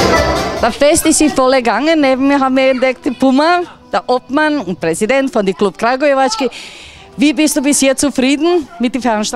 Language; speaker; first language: German; non-native, learner; Croatian